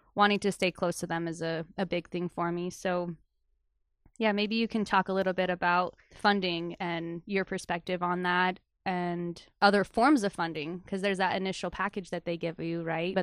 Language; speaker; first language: English; native; English